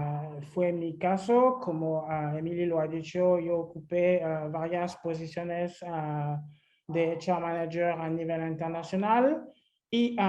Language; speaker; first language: Spanish; non-native, fluent; French